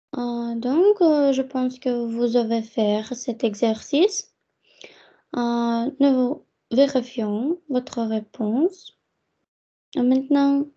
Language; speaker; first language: French; non-native, fluent; Russian